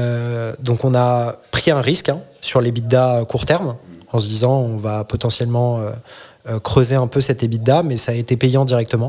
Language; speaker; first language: French; native; French